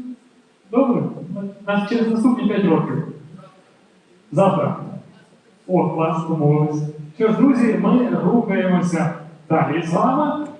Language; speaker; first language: Ukrainian; native; Ukrainian